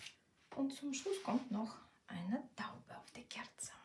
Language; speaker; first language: German; non-native, fluent; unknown